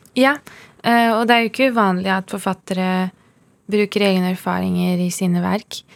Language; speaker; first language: Norwegian; early bilingual, other home language; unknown